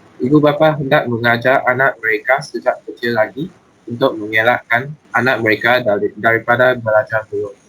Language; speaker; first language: Malay; native; Malay